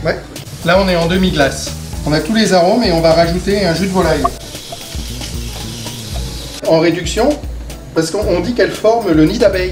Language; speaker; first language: French; native; French